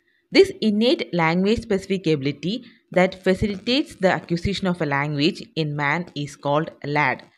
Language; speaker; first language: English; non-native, local second language; Malayalam